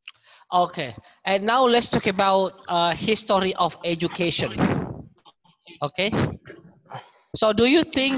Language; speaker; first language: English; non-native, learner; Indonesian